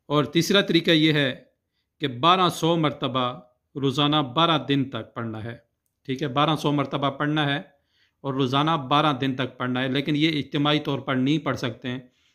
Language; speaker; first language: Urdu; native; Urdu